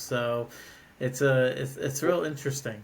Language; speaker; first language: English; native; English